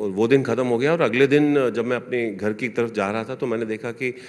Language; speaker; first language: Hindi; native; Hindi